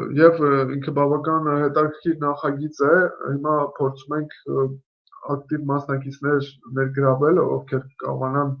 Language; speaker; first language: Armenian; native; Armenian